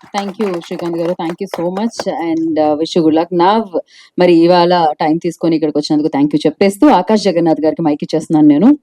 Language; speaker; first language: Telugu; native; Telugu